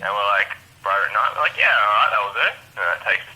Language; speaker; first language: English; native; English